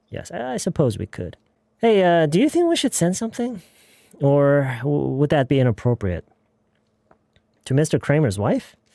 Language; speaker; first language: English; non-native, fluent; Korean